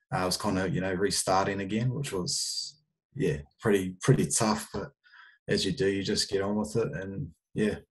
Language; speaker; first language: English; native; English